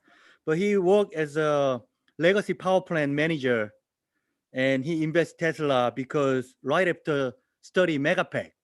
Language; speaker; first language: English; non-native, learner; Korean